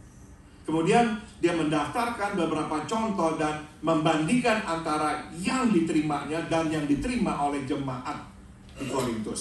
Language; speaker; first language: Indonesian; native; Indonesian